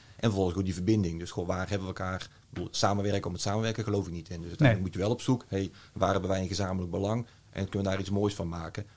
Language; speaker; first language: Dutch; native; Dutch